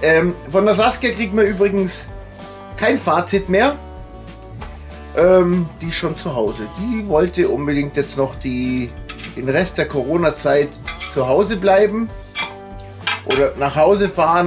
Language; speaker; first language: German; native; German